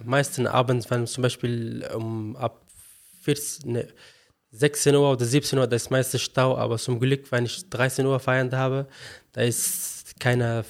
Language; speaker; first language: German; non-native, learner; Arabic